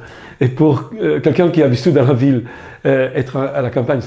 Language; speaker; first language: French; non-native, fluent; Italian